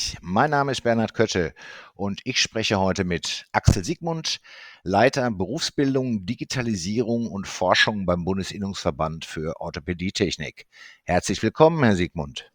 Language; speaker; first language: German; native; German